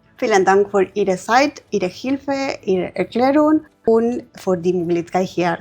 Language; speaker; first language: German; non-native, learner; Spanish